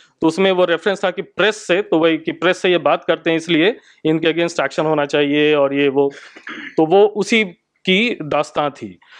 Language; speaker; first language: Hindi; native; Hindi